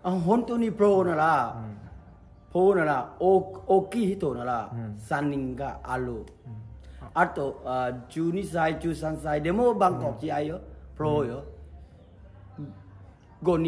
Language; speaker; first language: Japanese; non-native, learner; Thai